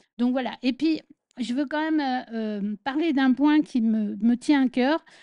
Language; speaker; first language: French; native; French